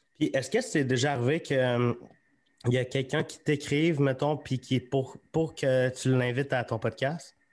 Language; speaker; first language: French; native; French